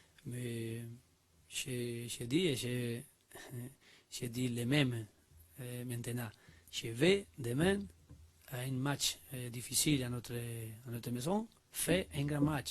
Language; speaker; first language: French; non-native, learner; Spanish